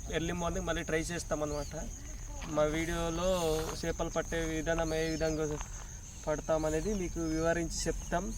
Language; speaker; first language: Telugu; non-native, local second language; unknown